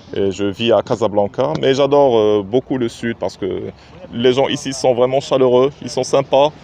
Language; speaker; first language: French; non-native, local second language; Arabic